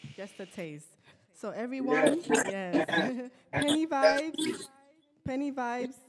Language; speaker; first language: English; native; English